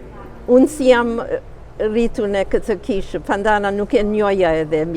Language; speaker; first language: Albanian; early bilingual, heritage; Albanian